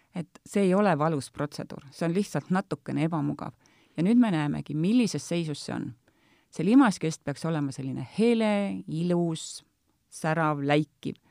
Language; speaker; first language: Estonian; native; Estonian